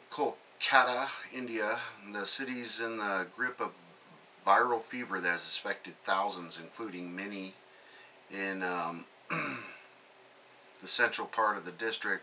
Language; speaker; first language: English; native; English